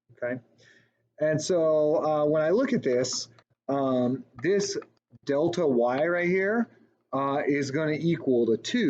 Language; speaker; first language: English; native; English